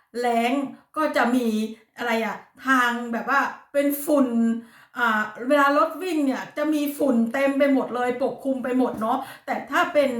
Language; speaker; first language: Thai; non-native, local second language; Lao